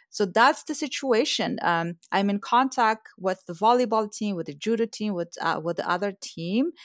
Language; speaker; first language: English; non-native, fluent; Persian